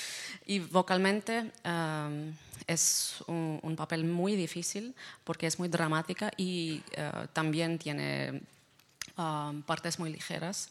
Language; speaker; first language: Spanish; non-native, fluent; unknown